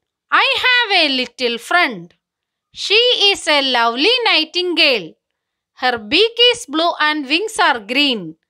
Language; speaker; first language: English; non-native, local second language; Malayalam